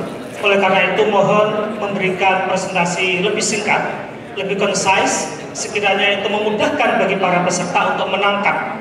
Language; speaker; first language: Indonesian; native; Indonesian